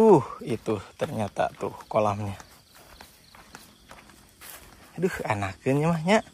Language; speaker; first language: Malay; non-native, local second language; Sundanese